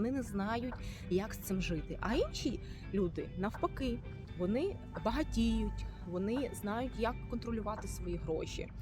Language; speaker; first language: Ukrainian; non-native, local second language; Russian